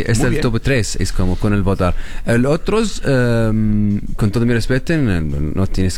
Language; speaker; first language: Spanish; non-native, learner; Arabic